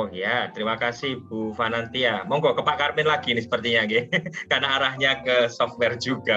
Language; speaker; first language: Indonesian; non-native, local second language; Javanese